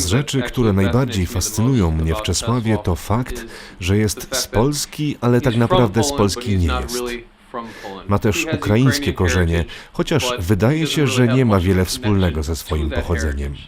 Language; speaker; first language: Polish; non-native, fluent; English